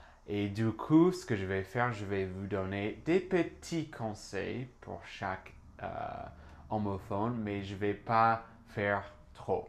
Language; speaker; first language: French; non-native, fluent; English